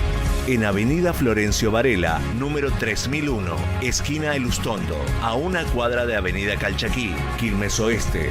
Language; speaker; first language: Spanish; native; Spanish